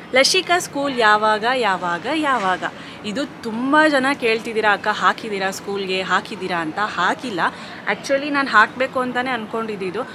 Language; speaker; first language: Kannada; non-native, local second language; Telugu